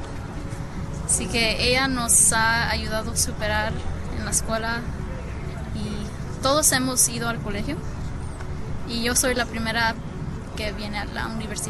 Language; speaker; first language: Spanish; early bilingual, heritage; Spanish